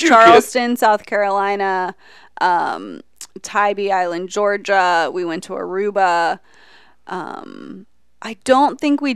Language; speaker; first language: English; native; English